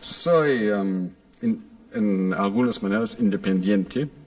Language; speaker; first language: Spanish; non-native, fluent; English